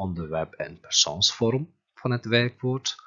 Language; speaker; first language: Dutch; non-native, fluent; Turkish